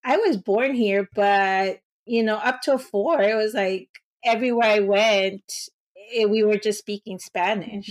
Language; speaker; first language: English; early bilingual, other home language; Spanish